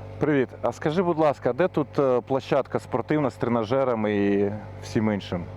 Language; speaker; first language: Ukrainian; non-native, local second language; Russian